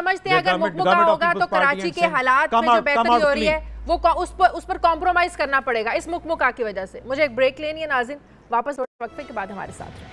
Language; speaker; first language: Urdu; native; Urdu